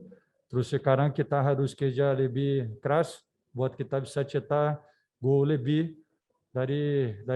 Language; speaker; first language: Indonesian; non-native, fluent; Dutch